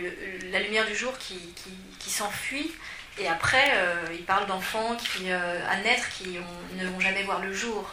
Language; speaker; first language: French; native; French